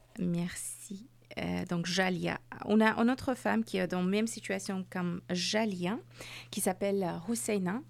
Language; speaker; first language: French; non-native, fluent; Persian